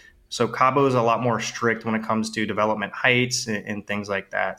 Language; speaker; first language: English; native; English